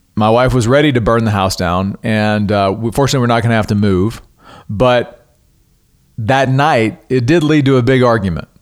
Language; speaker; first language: English; native; English